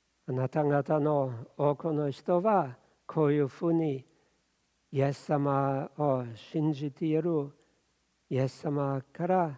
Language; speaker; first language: Japanese; non-native, fluent; German